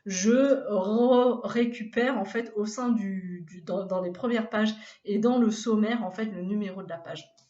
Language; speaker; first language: French; native; French